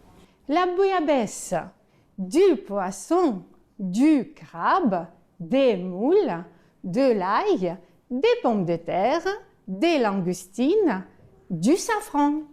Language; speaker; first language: French; non-native, fluent; Ukrainian